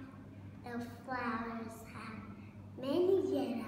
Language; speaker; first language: English; non-native, learner; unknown